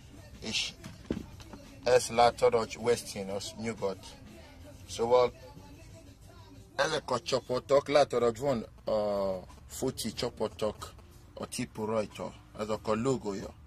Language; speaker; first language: Hungarian; non-native, learner; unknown